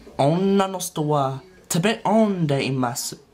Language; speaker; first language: Japanese; non-native, learner; English